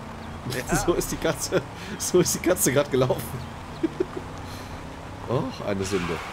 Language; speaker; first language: German; native; German